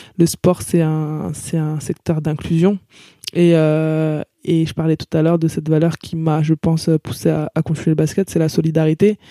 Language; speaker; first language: French; native; French